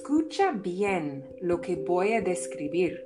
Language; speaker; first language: Spanish; non-native, fluent; English